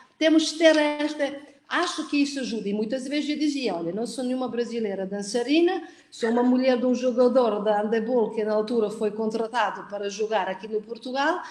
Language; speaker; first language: Portuguese; non-native, fluent; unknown